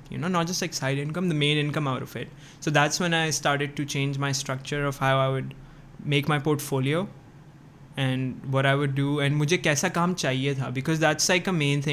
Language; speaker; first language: English; early bilingual, other home language; Urdu